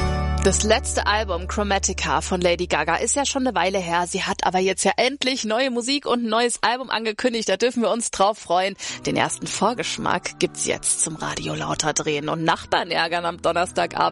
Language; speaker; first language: German; native; German